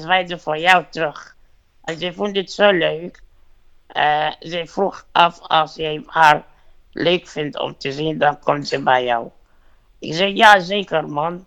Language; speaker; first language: Dutch; non-native, fluent; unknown